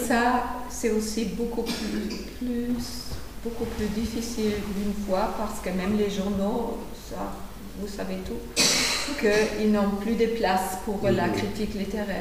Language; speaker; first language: French; non-native, fluent; German